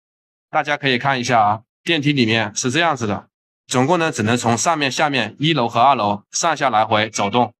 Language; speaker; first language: Chinese; native; Chinese